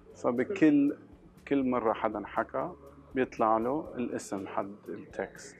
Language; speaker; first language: Arabic; early bilingual, heritage; Arabic